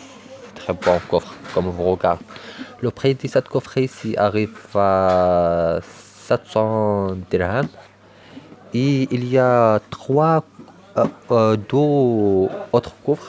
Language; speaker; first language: French; non-native, learner; Arabic